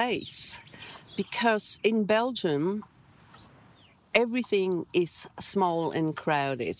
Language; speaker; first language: English; non-native, fluent; French